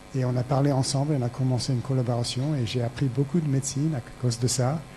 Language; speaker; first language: French; native; French